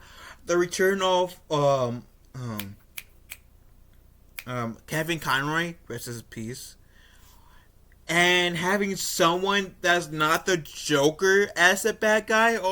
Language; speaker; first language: English; native; English